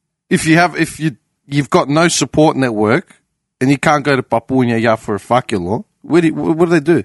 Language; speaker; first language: English; early bilingual, other home language; Greek